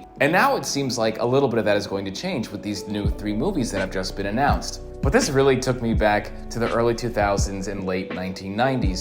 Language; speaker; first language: English; native; English